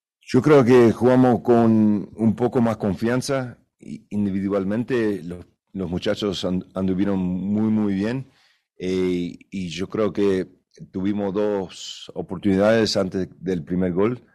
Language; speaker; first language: Spanish; early bilingual, other home language; English